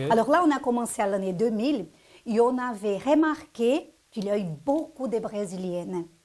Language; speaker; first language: French; non-native, fluent; Portuguese